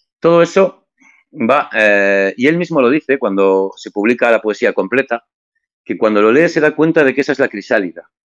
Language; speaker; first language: Spanish; native; Spanish